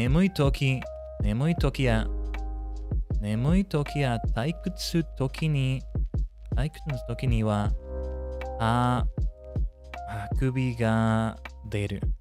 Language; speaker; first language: Japanese; non-native, learner; English